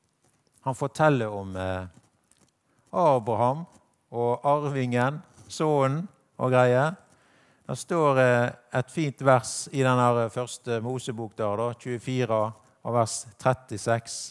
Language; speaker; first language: Norwegian; native; Norwegian